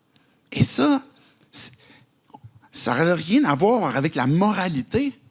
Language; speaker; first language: French; native; French